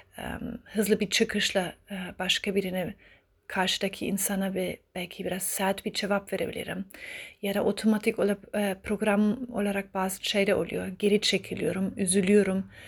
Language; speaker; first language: Turkish; early bilingual, heritage; Turkish